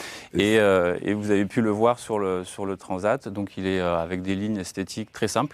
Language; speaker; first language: French; native; French